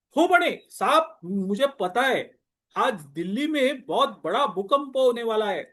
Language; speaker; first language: Hindi; non-native, local second language; Marathi